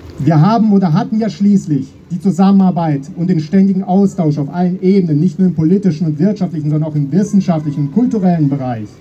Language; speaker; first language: German; native; German